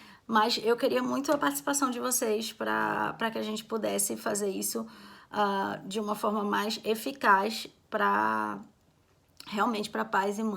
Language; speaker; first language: Portuguese; native; Portuguese